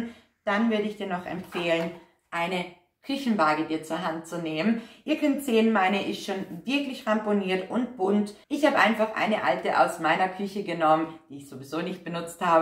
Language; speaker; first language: German; native; German